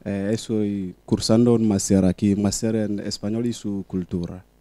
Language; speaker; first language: Spanish; non-native, local second language; Wolof